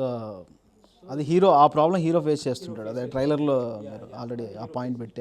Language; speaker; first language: Telugu; native; Telugu